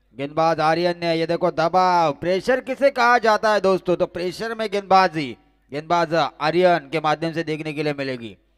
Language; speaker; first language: Hindi; non-native, local second language; Marathi